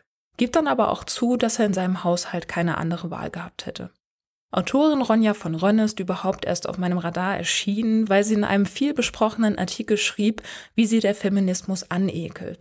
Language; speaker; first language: German; native; German